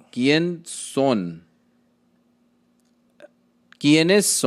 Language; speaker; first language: Spanish; non-native, learner; Hindi